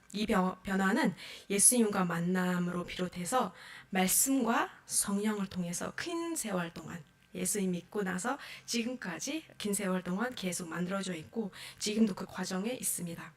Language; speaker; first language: Korean; non-native, fluent; Mongolian